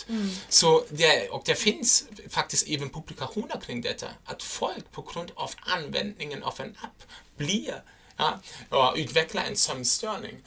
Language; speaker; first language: Swedish; non-native, fluent; German